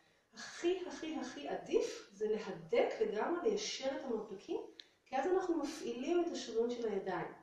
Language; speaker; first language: Hebrew; native; Hebrew